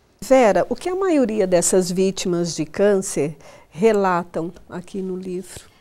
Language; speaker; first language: Portuguese; native; Portuguese